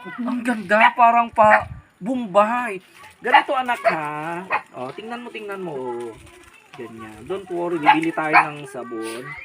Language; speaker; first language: Filipino; non-native, local second language; Iloko